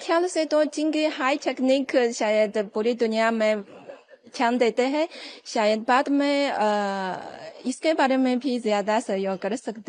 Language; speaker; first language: Hindi; non-native, fluent; Chinese